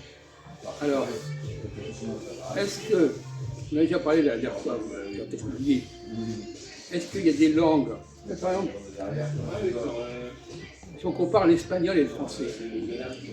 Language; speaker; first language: French; native; French